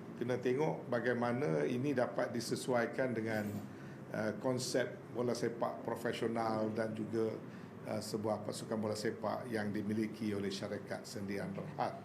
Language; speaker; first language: Malay; native; Malay